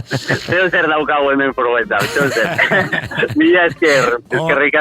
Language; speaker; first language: Basque; non-native, local second language; Spanish